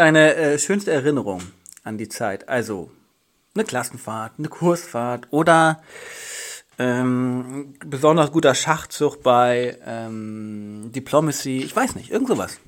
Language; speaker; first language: German; native; German